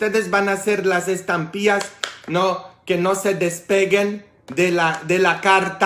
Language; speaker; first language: Spanish; non-native, fluent; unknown